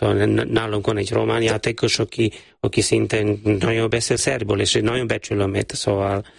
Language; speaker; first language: Hungarian; non-native, fluent; Serbian